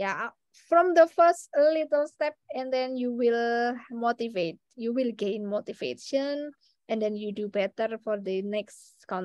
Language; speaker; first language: English; non-native, fluent; Indonesian